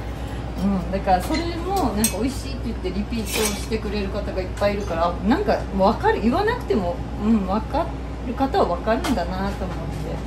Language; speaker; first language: Japanese; native; Japanese